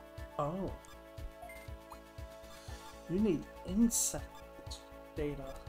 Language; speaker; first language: English; native; English